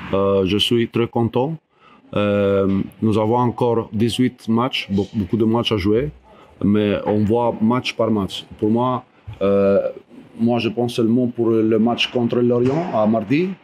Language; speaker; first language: French; non-native, fluent; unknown